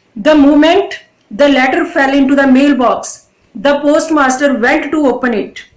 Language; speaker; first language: English; non-native, local second language; Punjabi